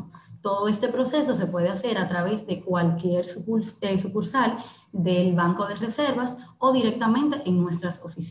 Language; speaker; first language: Spanish; native; Spanish